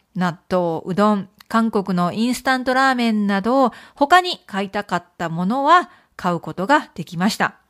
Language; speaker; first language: Japanese; native; Japanese